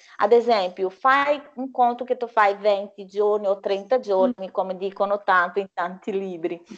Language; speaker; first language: Italian; non-native, fluent; Portuguese